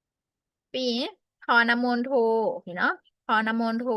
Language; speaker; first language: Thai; non-native, fluent; Burmese